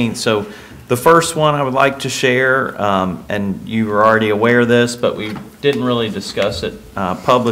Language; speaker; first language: English; native; English